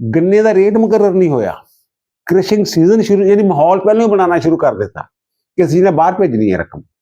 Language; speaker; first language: Urdu; non-native, local second language; Punjabi